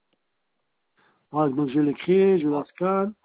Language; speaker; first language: French; non-native, fluent; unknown